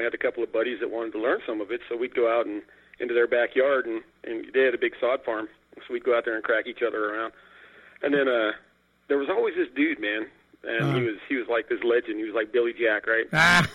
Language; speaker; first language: English; native; English